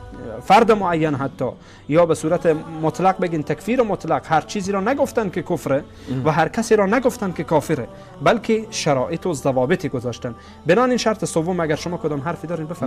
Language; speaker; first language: Persian; native; Persian